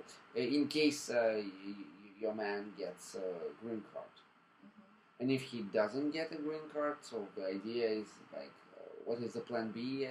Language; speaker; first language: English; non-native, fluent; Russian